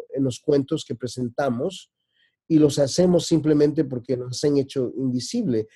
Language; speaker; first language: Spanish; early bilingual, heritage; Spanish